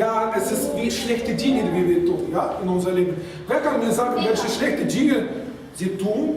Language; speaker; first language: German; non-native, fluent; Russian